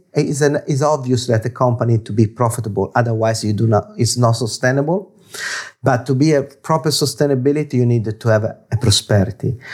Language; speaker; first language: English; non-native, fluent; Italian